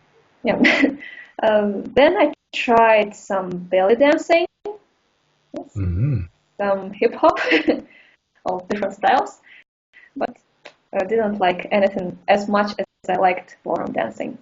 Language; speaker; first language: English; non-native, fluent; Russian